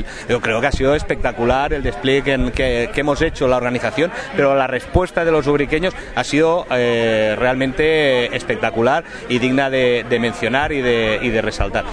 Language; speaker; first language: Spanish; native; Spanish